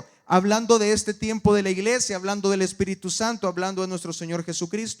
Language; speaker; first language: Spanish; native; Spanish